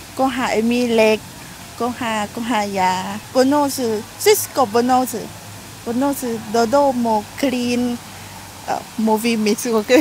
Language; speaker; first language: Polish; non-native, learner; Thai